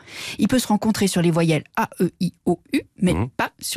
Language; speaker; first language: French; native; French